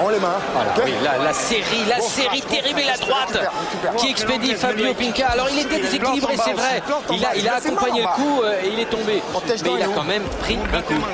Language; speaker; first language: French; native; French